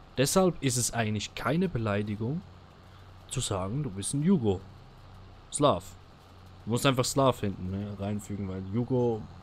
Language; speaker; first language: German; early bilingual, other home language; Serbian